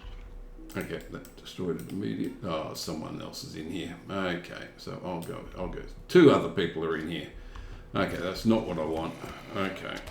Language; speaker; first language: English; native; English